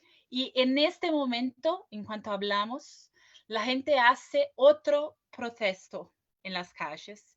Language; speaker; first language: Spanish; non-native, fluent; Portuguese